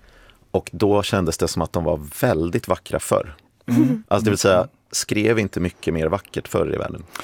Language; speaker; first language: Swedish; native; Swedish